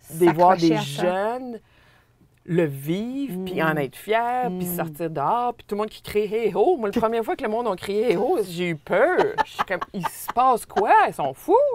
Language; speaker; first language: French; native; French